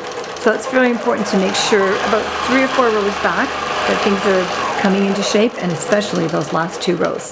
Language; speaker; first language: English; native; English